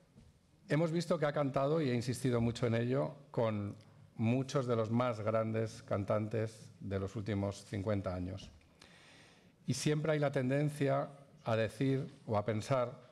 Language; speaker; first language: Spanish; native; Spanish